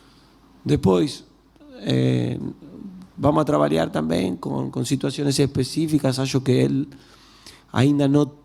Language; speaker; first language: Portuguese; non-native, learner; Spanish